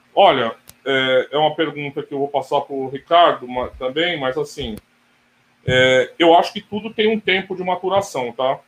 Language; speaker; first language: Portuguese; native; Portuguese